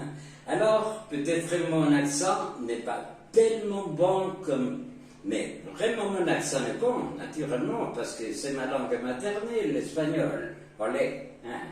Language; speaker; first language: French; non-native, fluent; Spanish